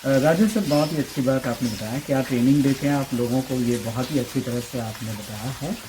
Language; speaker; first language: Hindi; non-native, local second language; Marathi